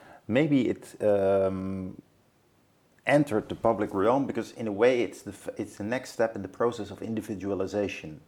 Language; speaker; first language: English; non-native, fluent; Dutch